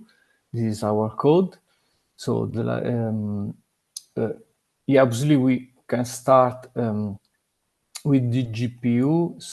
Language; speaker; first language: English; non-native, learner; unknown